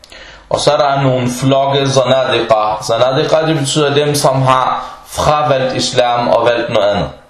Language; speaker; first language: Danish; early bilingual, other home language; Arabic